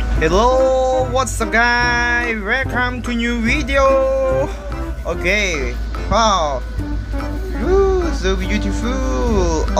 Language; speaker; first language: English; non-native, learner; Khmer